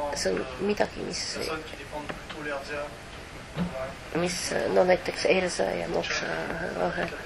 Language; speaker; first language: Estonian; non-native, fluent; French